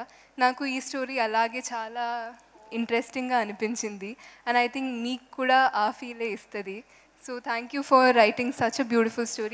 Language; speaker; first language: Telugu; non-native, fluent; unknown